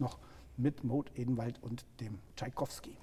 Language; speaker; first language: German; native; German